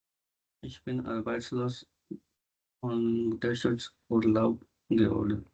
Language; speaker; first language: German; non-native, learner; Hindi